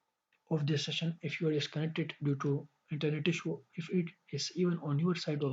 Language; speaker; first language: English; non-native, local second language; Urdu